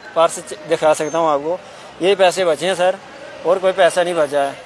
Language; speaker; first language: Hindi; native; Hindi